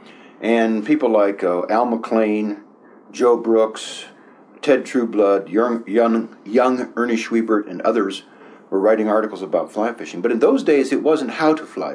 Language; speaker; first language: English; native; English